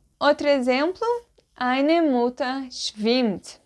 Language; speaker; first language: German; non-native, fluent; Portuguese